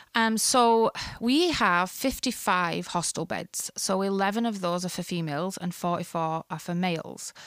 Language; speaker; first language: English; native; English